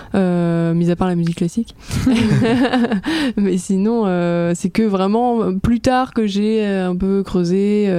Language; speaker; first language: French; native; French